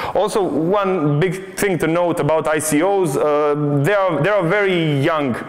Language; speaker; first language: English; non-native, fluent; Croatian